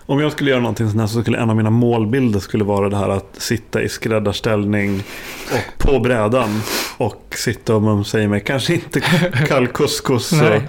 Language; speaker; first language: Swedish; native; Swedish